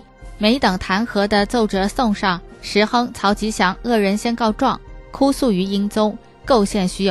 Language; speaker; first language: Chinese; native; Chinese